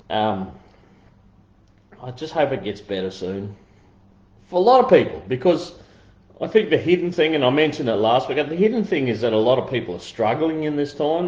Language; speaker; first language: English; native; English